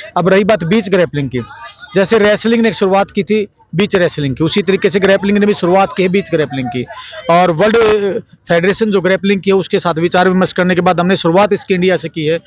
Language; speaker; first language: Hindi; native; Hindi